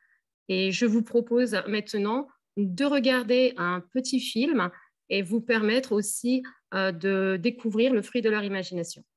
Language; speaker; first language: French; native; French